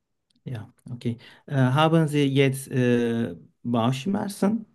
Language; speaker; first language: German; non-native, learner; Turkish